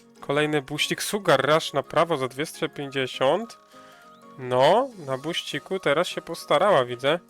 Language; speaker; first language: Polish; native; Polish